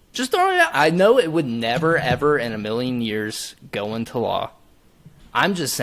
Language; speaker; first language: English; native; English